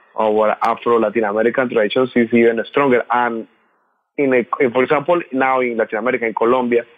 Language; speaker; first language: English; non-native, fluent; Spanish